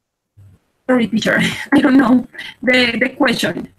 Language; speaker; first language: English; non-native, learner; Spanish